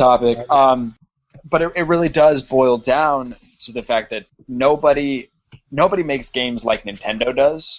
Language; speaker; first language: English; native; English